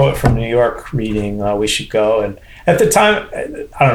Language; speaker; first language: English; native; English